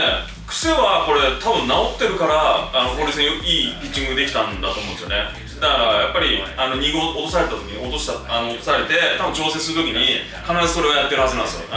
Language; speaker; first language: Japanese; native; Japanese